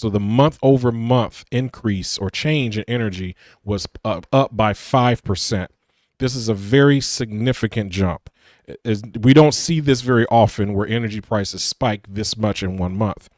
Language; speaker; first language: English; native; English